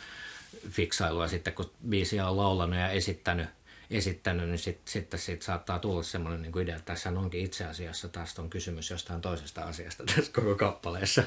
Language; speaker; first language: Finnish; native; Finnish